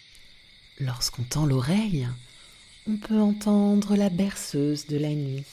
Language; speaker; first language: French; native; French